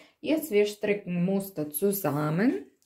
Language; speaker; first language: German; non-native, learner; Russian